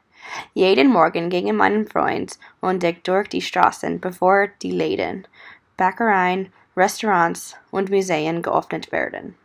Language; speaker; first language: German; non-native, learner; English